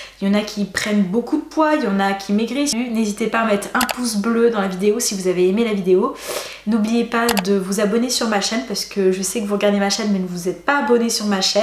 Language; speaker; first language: French; native; French